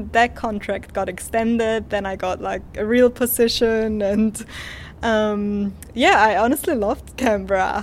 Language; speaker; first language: English; non-native, fluent; Swiss German